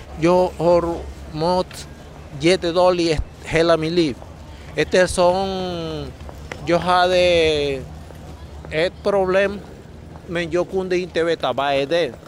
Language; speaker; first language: Swedish; non-native, learner; Spanish